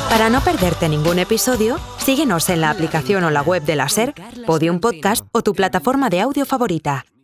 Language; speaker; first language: Spanish; native; Spanish